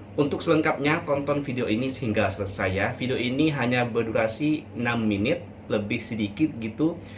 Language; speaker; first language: Indonesian; non-native, local second language; Madurese